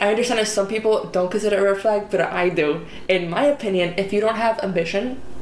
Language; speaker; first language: English; non-native, local second language; Spanish